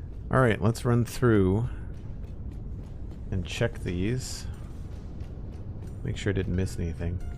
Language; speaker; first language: English; native; English